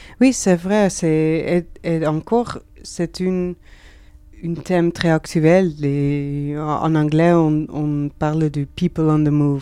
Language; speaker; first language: French; non-native, learner; Dutch